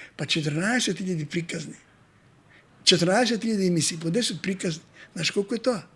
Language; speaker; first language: Macedonian; non-native, local second language; Serbian